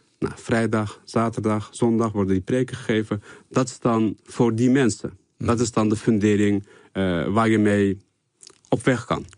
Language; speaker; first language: Dutch; early bilingual, other home language; Turkish